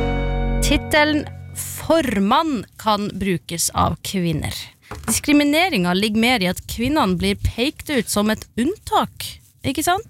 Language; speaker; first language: Norwegian; native; Norwegian